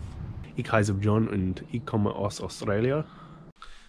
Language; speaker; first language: German; non-native, learner; English